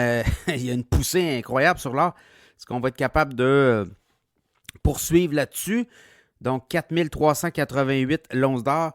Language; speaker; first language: French; native; French